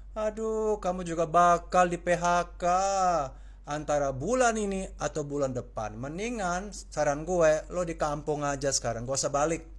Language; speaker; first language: Indonesian; native; Indonesian